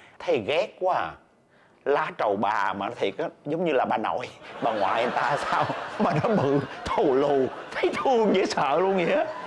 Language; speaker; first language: Vietnamese; native; Vietnamese